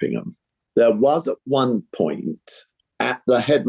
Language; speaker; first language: English; native; English